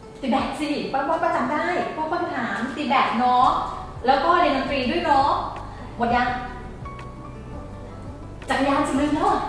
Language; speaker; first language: Thai; native; Thai